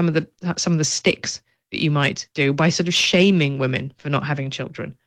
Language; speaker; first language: English; native; English